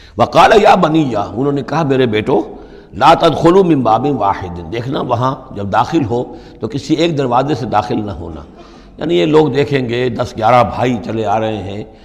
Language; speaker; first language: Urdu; non-native, local second language; Punjabi